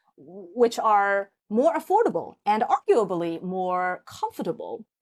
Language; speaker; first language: English; non-native, fluent; Chinese